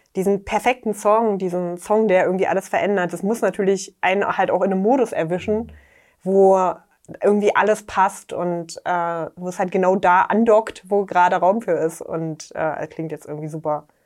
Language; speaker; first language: German; native; German